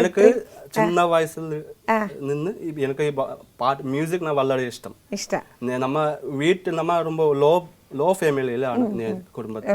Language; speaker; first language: Malayalam; non-native, learner; Assamese